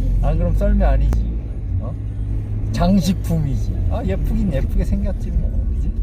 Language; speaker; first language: Korean; native; Korean